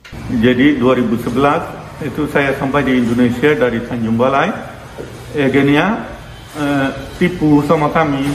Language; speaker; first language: Indonesian; non-native, learner; Rohingya